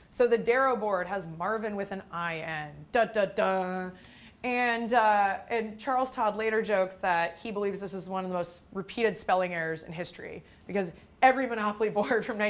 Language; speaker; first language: English; native; English